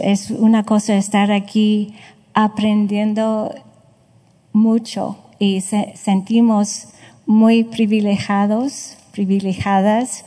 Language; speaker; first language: Spanish; non-native, fluent; English